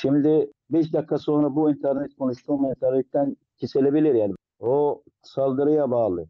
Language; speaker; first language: Turkish; non-native, local second language; Arabic